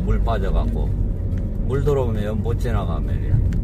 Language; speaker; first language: Korean; native; Korean